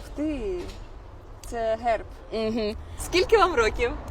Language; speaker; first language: Ukrainian; native; Ukrainian